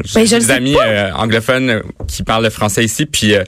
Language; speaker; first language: French; native; French